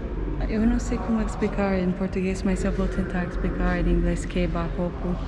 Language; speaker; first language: Portuguese; non-native, fluent; English